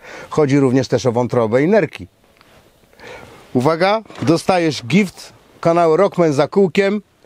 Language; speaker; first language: Polish; native; Polish